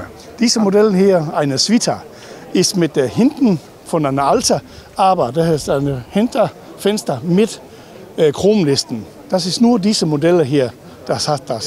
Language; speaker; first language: German; non-native, learner; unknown